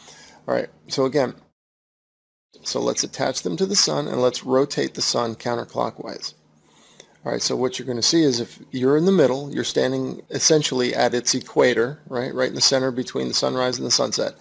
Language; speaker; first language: English; native; English